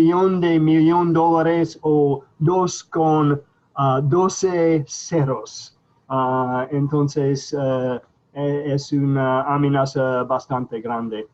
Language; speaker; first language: Spanish; non-native, fluent; English